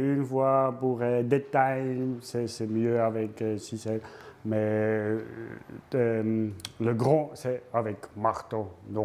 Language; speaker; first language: French; non-native, local second language; German